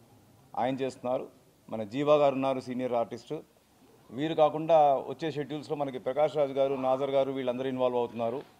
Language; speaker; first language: Telugu; native; Telugu